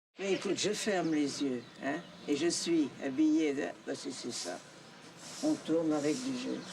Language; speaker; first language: French; early bilingual, other home language; Polish